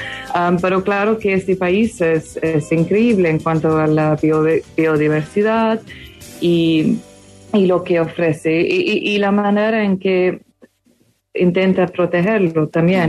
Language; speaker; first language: Spanish; non-native, fluent; English